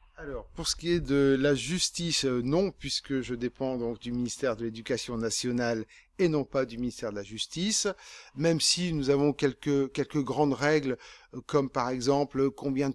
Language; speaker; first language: French; native; French